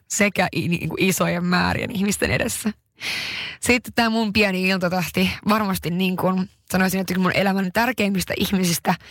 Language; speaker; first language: Finnish; early bilingual, heritage; Finnish